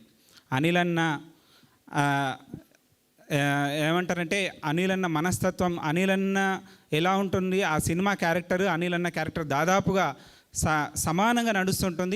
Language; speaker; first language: Telugu; native; Telugu